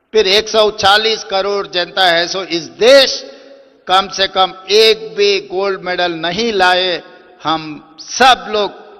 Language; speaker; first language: Hindi; non-native, local second language; Telugu